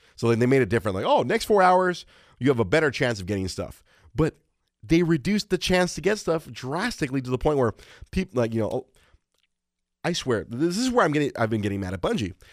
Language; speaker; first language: English; early bilingual, other home language; Spanish